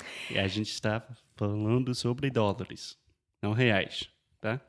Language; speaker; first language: Portuguese; non-native, fluent; English